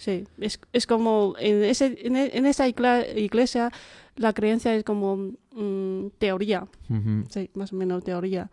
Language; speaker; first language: Spanish; non-native, fluent; Chinese